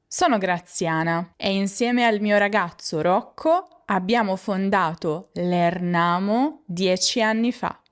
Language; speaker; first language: Italian; native; Italian